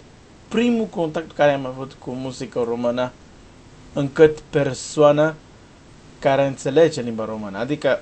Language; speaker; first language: Romanian; non-native, learner; Portuguese